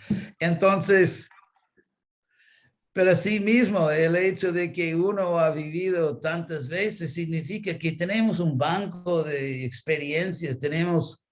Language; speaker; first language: Spanish; non-native, fluent; English